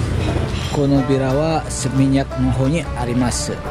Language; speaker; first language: Japanese; non-native, fluent; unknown